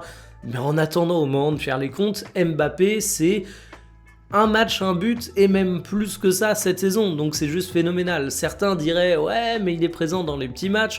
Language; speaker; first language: French; native; French